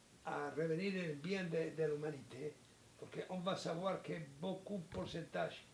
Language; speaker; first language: French; non-native, learner; Spanish